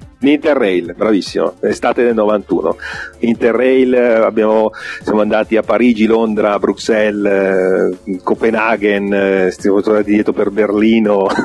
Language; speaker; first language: Italian; native; Italian